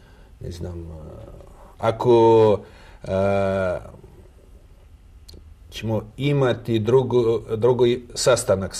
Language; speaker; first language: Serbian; non-native, learner; Russian